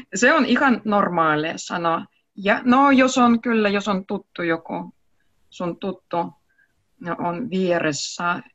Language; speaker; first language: Finnish; non-native, learner; Russian